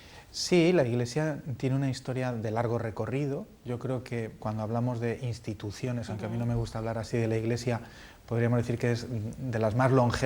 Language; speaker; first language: Spanish; native; Spanish